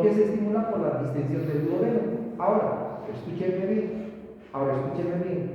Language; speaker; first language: Spanish; native; Spanish